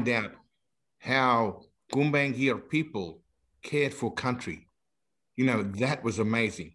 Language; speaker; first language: English; native; English